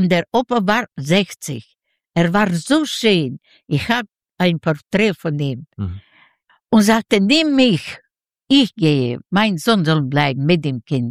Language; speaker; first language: German; non-native, learner; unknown